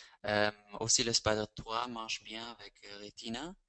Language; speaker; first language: French; non-native, fluent; Spanish